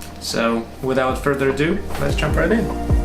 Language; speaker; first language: English; non-native, fluent; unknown